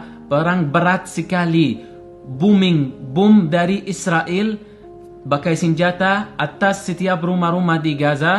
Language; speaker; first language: Indonesian; non-native, fluent; Arabic